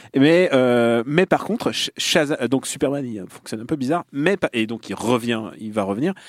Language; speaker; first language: French; non-native, fluent; Russian